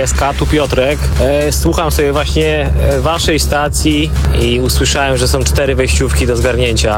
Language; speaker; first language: Polish; native; Polish